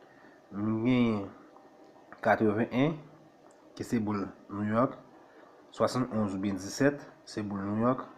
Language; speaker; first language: French; non-native, local second language; Haitian Creole